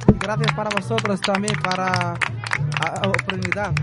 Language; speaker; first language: Spanish; non-native, learner; Arabic